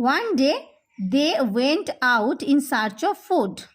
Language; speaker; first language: English; non-native, local second language; Bangla